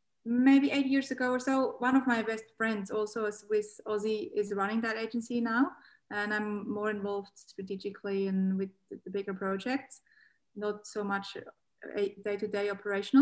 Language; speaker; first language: English; native; English